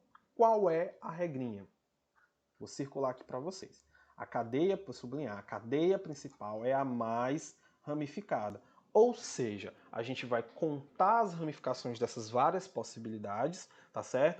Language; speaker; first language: Portuguese; native; Portuguese